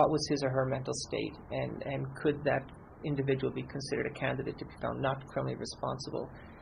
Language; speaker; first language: English; native; English